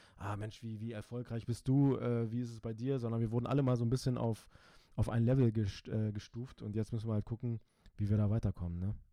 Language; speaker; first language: German; early bilingual, other home language; Turkish